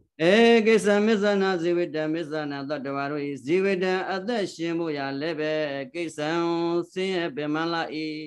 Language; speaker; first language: Burmese; native; Burmese